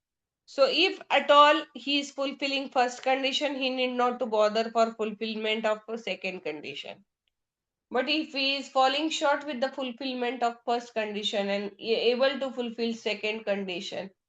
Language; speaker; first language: English; non-native, local second language; Hindi